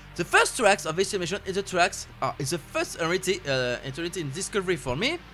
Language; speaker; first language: English; non-native, learner; French